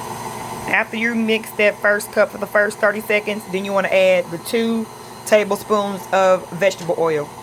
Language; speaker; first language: English; native; English